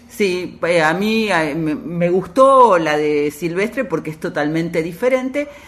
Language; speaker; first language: Spanish; native; Spanish